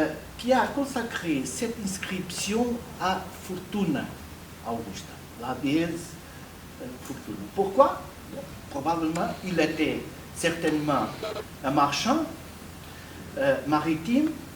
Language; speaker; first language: French; non-native, fluent; Portuguese